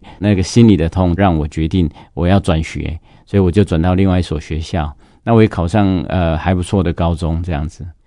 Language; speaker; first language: Chinese; non-native, local second language; Hakka Chinese